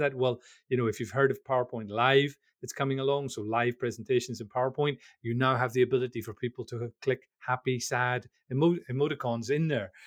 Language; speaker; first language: English; native; English